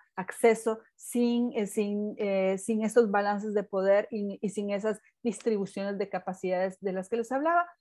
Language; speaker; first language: Spanish; native; Spanish